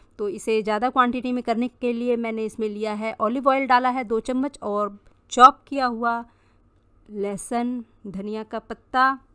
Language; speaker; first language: Hindi; native; Hindi